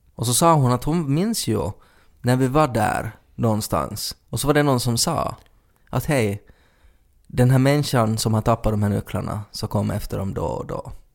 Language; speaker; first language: Swedish; native; Swedish